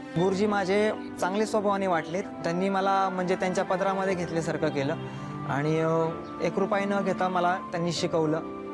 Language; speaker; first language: Marathi; native; Marathi